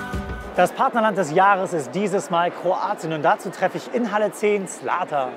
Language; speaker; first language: German; native; German